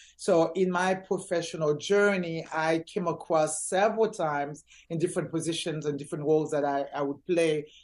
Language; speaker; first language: English; early bilingual, other home language; Haitian Creole